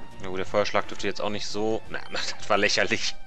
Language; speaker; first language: German; native; German